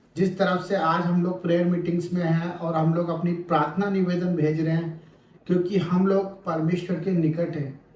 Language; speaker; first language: Hindi; native; Hindi